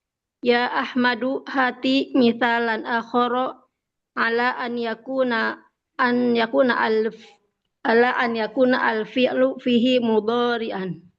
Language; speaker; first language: Arabic; non-native, learner; Indonesian